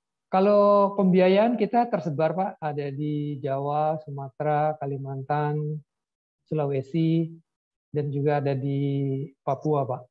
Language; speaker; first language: Indonesian; native; Indonesian